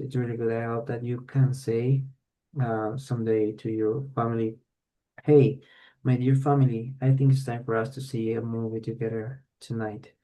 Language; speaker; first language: English; non-native, fluent; Spanish